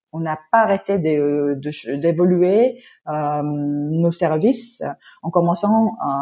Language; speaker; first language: French; non-native, fluent; Korean